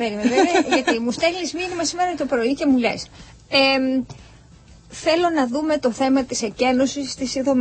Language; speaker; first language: Greek; native; Greek